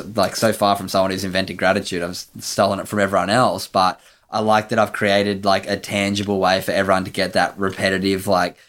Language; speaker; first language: English; native; English